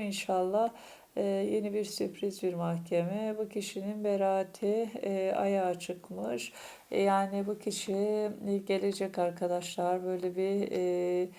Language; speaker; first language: Turkish; native; Turkish